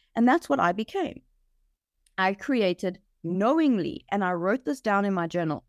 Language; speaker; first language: English; native; English